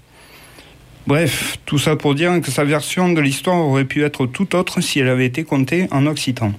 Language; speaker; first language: French; native; French